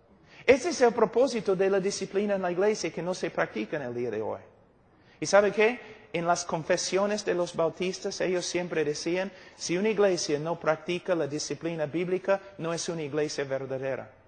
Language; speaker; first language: Spanish; non-native, fluent; English